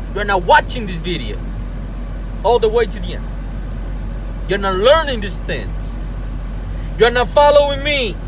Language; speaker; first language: English; non-native, fluent; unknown